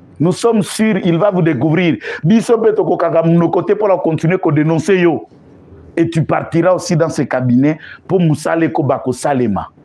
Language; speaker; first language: French; non-native, local second language; Lingala